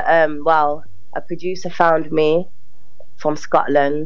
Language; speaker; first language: English; native; English